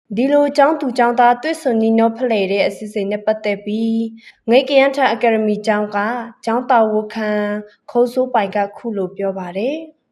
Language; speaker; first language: Burmese; non-native, local second language; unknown